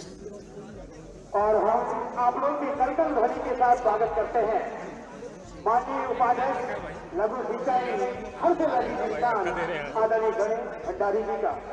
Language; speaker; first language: Hindi; native; Hindi